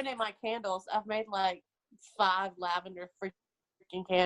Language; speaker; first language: English; native; English